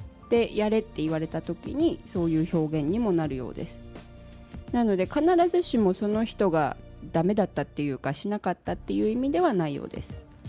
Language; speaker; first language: Japanese; native; Japanese